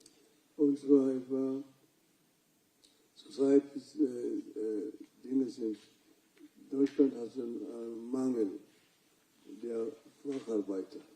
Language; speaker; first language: German; non-native, fluent; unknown